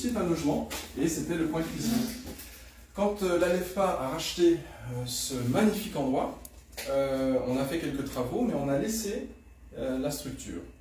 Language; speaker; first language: French; native; French